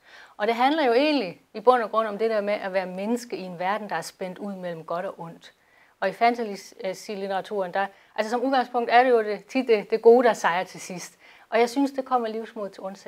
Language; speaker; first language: Danish; native; Danish